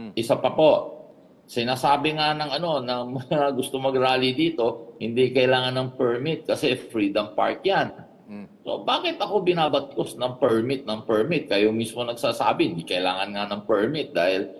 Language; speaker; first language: Filipino; non-native, local second language; Waray